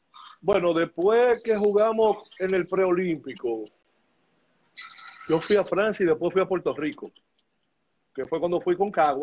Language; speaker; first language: Spanish; native; Spanish